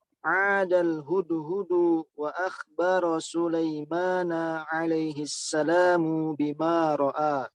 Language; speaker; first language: Arabic; non-native, learner; Indonesian